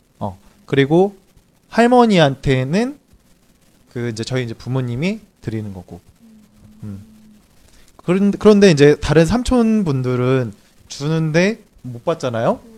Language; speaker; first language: Korean; native; Korean